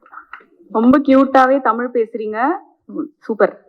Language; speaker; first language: Tamil; native; Tamil